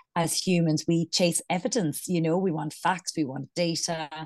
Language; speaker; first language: English; native; English